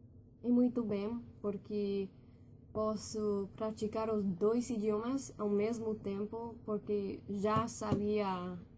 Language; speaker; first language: Portuguese; non-native, learner; English